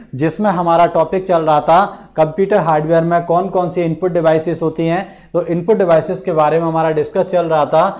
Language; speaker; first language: Hindi; native; Hindi